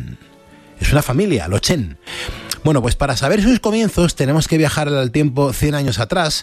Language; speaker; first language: Spanish; native; Spanish